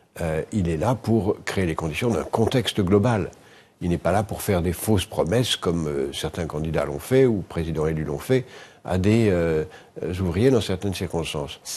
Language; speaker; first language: French; native; French